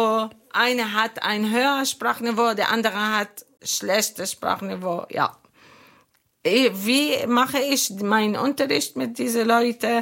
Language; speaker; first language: German; non-native, local second language; Arabic